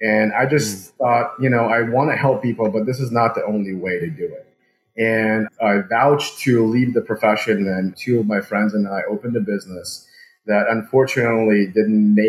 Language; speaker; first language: English; early bilingual, other home language; Russian